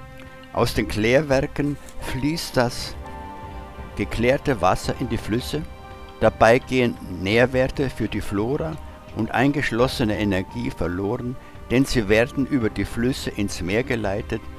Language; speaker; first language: German; native; German